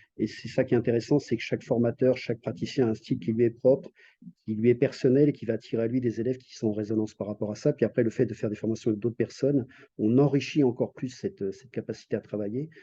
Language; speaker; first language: French; native; French